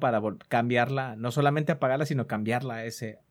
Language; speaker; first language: Spanish; native; Spanish